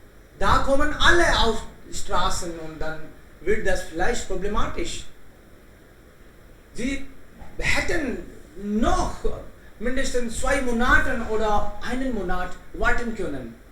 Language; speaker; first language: German; non-native, fluent; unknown